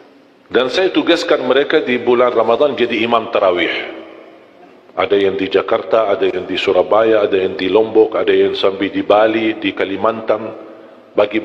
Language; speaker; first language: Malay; non-native, fluent; Arabic